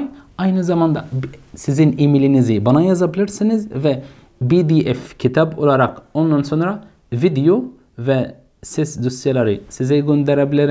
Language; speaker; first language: Turkish; non-native, fluent; Arabic